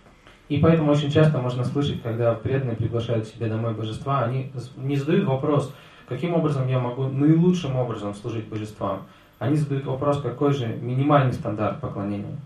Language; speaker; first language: Russian; native; Russian